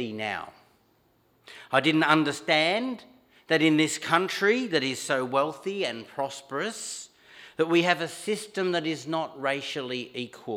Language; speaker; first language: English; native; English